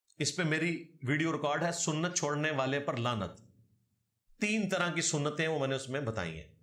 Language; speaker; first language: Urdu; non-native, local second language; Punjabi